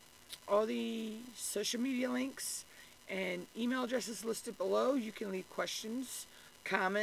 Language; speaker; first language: English; native; English